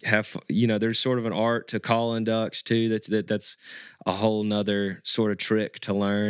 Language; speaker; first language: English; native; English